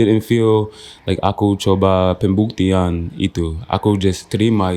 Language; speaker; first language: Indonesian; non-native, fluent; English